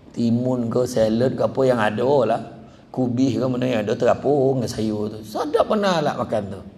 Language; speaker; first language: Malay; native; Malay